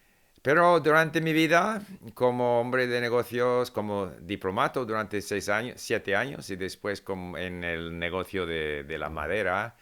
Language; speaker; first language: Spanish; non-native, fluent; English